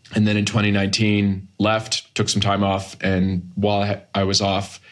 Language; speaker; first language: English; native; English